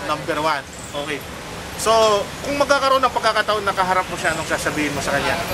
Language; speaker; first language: Filipino; native; Filipino